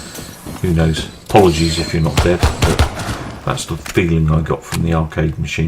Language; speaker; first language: English; native; English